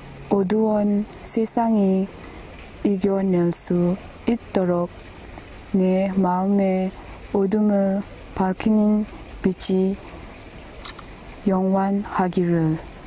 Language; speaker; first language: Korean; non-native, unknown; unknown